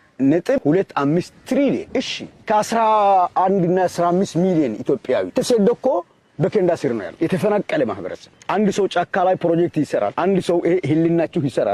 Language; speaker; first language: Amharic; non-native, local second language; Afar